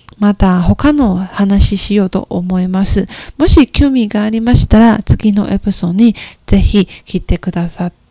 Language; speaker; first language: Japanese; non-native, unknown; Chinese